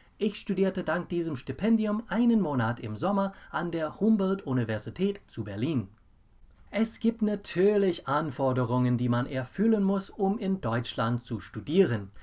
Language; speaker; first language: German; non-native, fluent; English